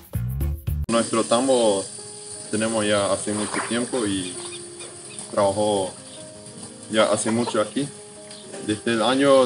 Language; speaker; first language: Spanish; non-native, local second language; Plautdietsch